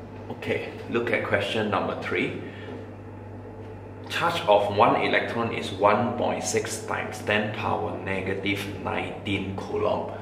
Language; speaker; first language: English; non-native, local second language; Chinese